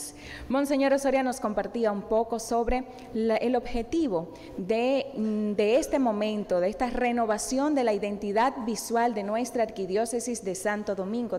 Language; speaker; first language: Spanish; native; Spanish